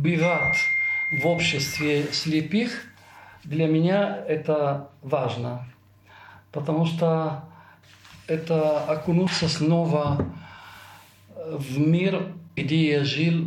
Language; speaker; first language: Russian; non-native, fluent; Italian